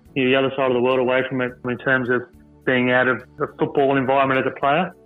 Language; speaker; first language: English; native; English